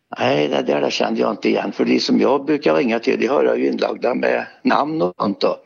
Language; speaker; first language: Swedish; native; Swedish